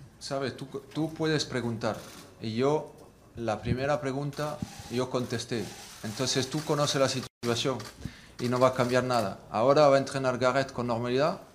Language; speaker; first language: Spanish; non-native, fluent; French